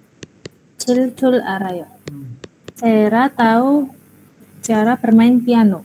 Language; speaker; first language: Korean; non-native, learner; Indonesian